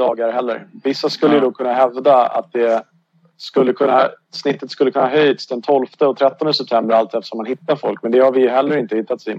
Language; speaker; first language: Swedish; native; Swedish